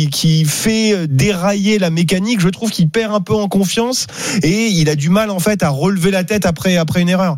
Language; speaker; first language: French; native; French